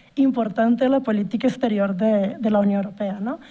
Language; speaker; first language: Spanish; non-native, fluent; Portuguese